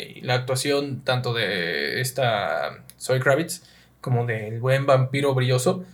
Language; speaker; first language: Spanish; native; Spanish